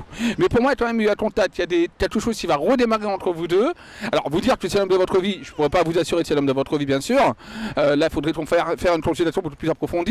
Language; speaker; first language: French; native; French